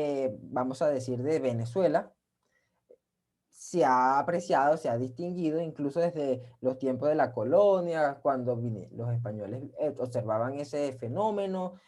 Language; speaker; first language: Spanish; native; Spanish